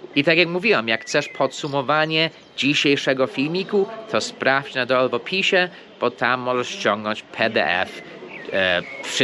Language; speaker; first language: Polish; early bilingual, heritage; Polish